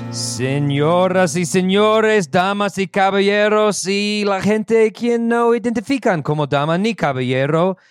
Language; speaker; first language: Spanish; non-native, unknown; English